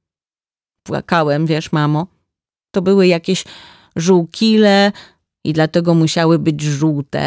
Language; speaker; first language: Polish; native; Polish